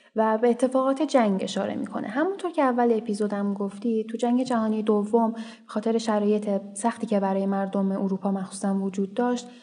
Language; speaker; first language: Persian; native; Persian